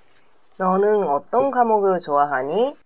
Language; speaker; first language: Korean; non-native, learner; Japanese